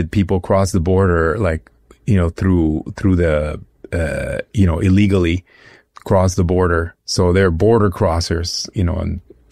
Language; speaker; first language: English; non-native, fluent; Spanish